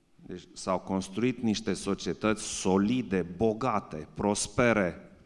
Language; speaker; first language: Romanian; non-native, local second language; German